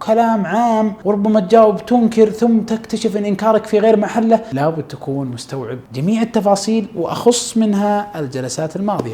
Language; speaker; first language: Arabic; native; Arabic